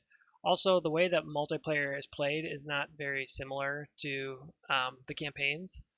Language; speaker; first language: English; native; English